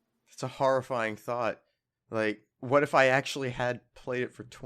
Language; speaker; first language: English; native; English